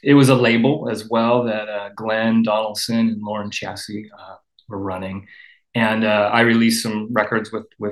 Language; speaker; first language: English; native; English